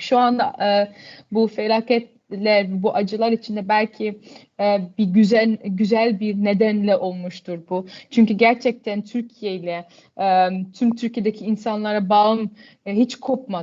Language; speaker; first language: Turkish; early bilingual, heritage; Turkish